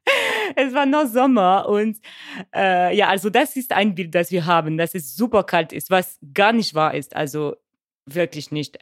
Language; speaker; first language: German; non-native, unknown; French